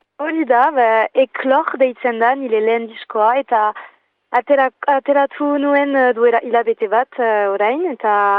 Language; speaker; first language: Basque; non-native, local second language; French